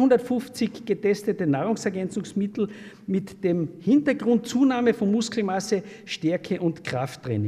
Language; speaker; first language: German; native; German